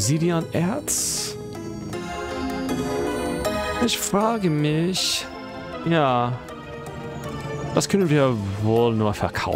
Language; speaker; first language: German; non-native, fluent; English